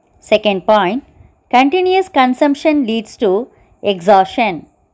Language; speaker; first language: English; non-native, local second language; Tamil